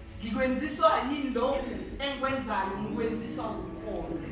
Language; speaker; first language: Zulu; native; Zulu